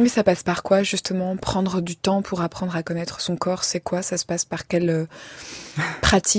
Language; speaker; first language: French; native; French